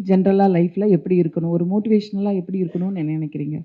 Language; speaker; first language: Tamil; native; Tamil